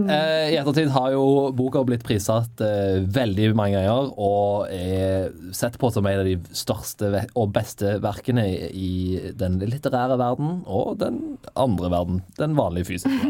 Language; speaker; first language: Norwegian; native; Norwegian